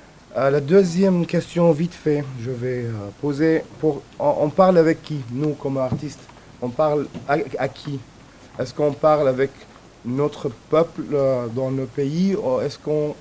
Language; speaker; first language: French; non-native, fluent; Arabic